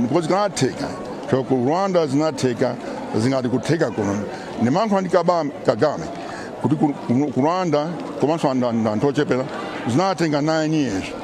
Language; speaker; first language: Nyanja; non-native, local second language; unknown